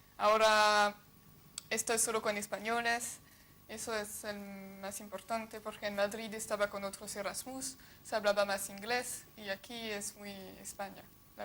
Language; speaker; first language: Spanish; non-native, fluent; French